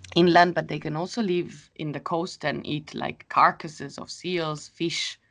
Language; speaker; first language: English; non-native, fluent; Italian